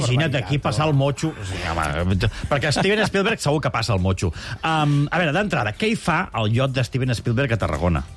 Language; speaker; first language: Catalan; native; Catalan